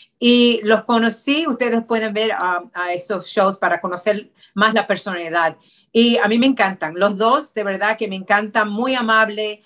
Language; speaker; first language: Spanish; early bilingual, heritage; Spanish